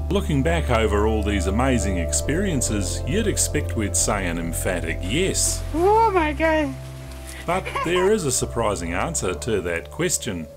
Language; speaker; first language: English; native; English